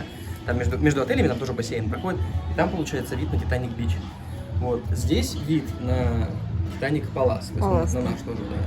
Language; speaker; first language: Russian; native; Russian